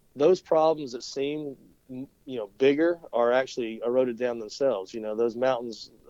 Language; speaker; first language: English; native; English